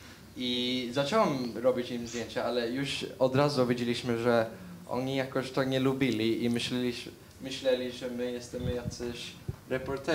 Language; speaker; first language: Polish; early bilingual, heritage; Polish